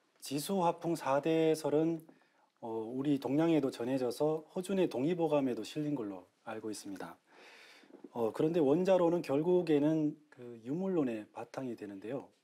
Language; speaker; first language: Korean; native; Korean